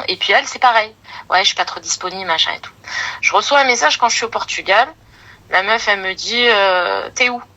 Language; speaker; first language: French; native; French